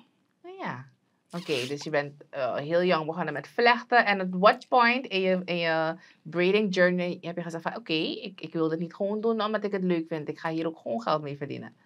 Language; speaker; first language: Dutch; native; Dutch